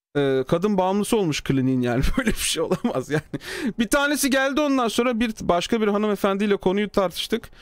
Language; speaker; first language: Turkish; native; Turkish